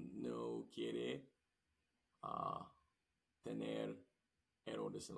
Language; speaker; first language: Spanish; non-native, learner; English